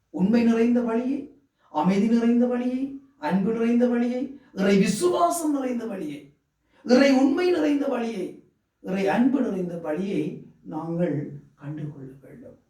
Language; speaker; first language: Tamil; native; Tamil